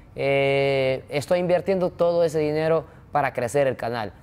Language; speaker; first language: Spanish; non-native, fluent; Japanese